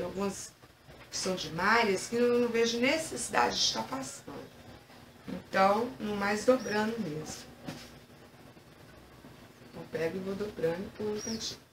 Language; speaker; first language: Portuguese; native; Portuguese